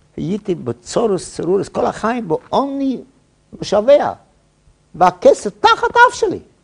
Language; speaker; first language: Hebrew; non-native, fluent; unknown